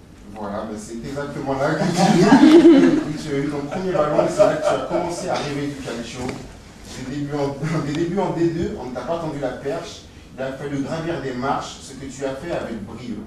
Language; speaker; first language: French; native; French